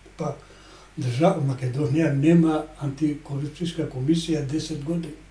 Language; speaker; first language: Macedonian; non-native, local second language; Albanian